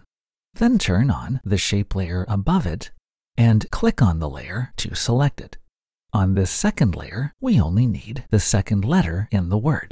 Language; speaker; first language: English; native; English